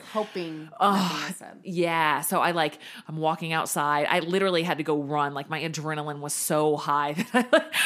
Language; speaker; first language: English; native; English